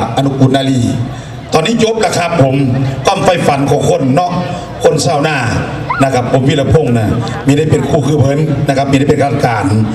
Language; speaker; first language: Thai; non-native, local second language; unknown